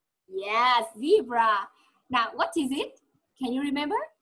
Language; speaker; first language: English; non-native, fluent; Vietnamese